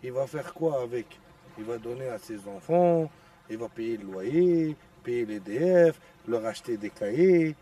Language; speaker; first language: French; non-native, local second language; Arabic